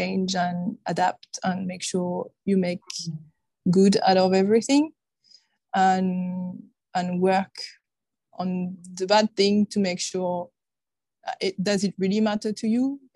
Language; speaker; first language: English; non-native, fluent; French